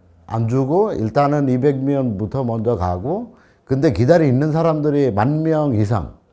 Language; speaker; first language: Korean; non-native, learner; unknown